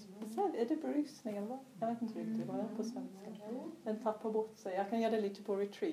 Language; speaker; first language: Swedish; non-native, fluent; English